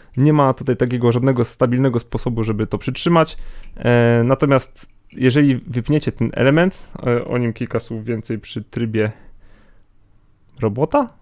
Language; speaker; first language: Polish; native; Polish